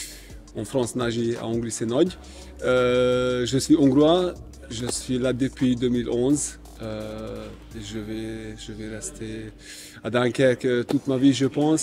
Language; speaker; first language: French; non-native, fluent; Hungarian